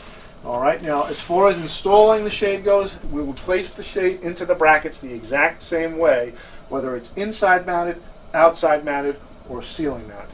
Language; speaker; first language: English; native; English